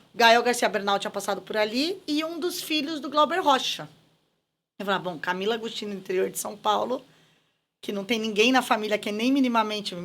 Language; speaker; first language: Portuguese; native; Portuguese